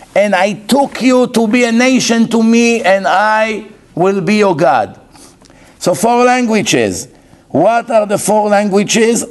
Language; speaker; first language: English; non-native, fluent; Hebrew